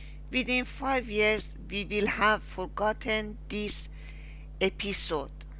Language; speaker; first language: English; non-native, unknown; Persian